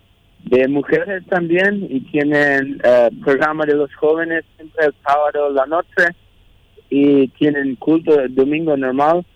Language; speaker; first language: Spanish; non-native, local second language; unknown